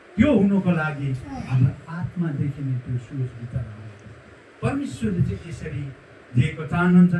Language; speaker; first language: Nepali; non-native, local second language; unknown